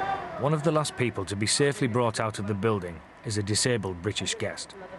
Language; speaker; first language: English; native; English